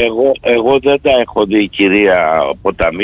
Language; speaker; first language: Greek; native; Greek